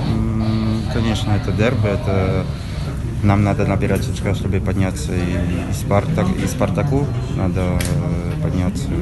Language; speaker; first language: Russian; non-native, fluent; Polish